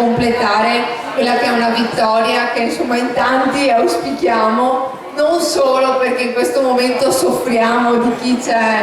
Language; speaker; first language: Italian; native; Italian